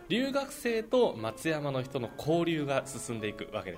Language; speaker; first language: Japanese; native; Japanese